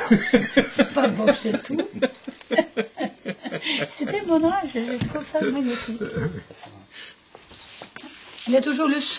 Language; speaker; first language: French; non-native, fluent; Dutch